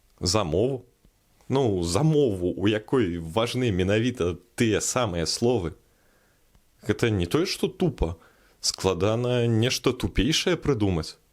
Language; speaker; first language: Belarusian; non-native, local second language; Russian